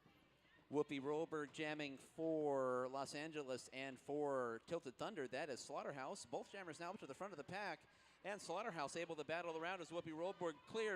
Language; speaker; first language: English; native; English